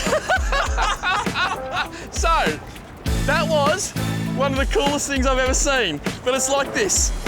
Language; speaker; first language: English; native; English